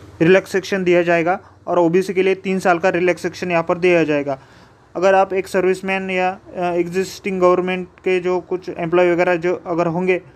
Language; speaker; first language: Hindi; non-native, local second language; Marathi